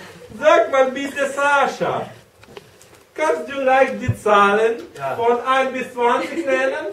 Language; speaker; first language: German; non-native, learner; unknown